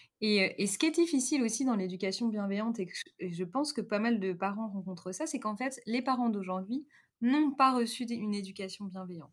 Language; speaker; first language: French; native; French